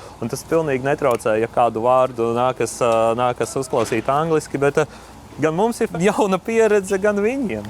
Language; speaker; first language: Latvian; native; Latvian